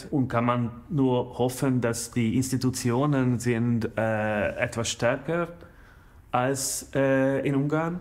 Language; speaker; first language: German; non-native, fluent; Hungarian